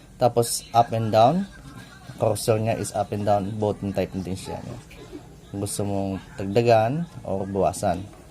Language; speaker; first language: Filipino; non-native, local second language; Bikol